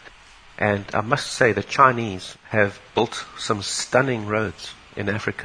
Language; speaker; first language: English; native; English